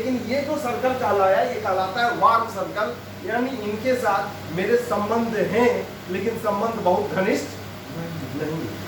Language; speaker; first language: Hindi; native; Hindi